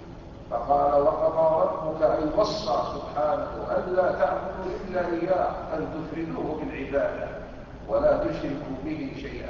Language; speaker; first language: Arabic; native; Arabic